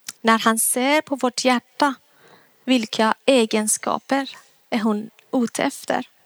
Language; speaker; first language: Swedish; non-native, fluent; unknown